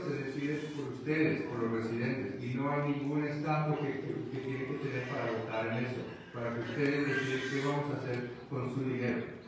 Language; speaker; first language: Spanish; early bilingual, heritage; Spanish